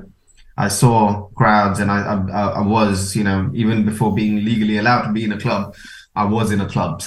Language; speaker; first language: English; non-native, local second language; Konkani